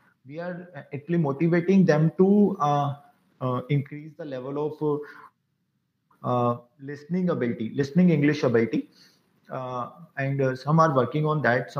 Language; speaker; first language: English; non-native, local second language; Punjabi